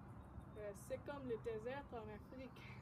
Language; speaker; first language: French; non-native, learner; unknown